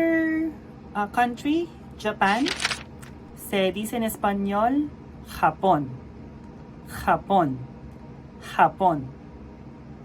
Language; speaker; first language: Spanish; non-native, fluent; Filipino